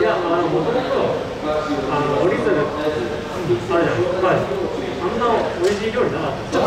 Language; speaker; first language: Japanese; native; Japanese